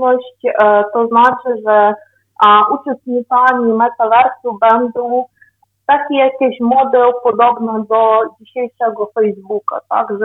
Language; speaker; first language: Polish; non-native, fluent; Ukrainian